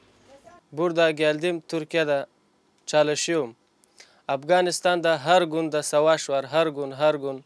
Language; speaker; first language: Turkish; non-native, learner; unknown